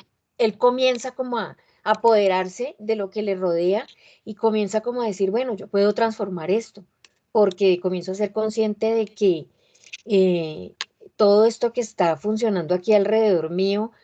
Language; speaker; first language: Spanish; native; Spanish